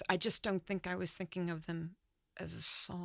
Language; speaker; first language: English; native; English